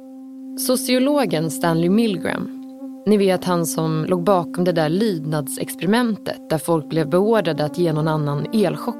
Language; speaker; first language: Swedish; native; Swedish